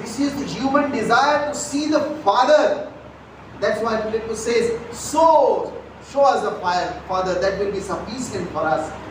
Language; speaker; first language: English; non-native, local second language; Hindi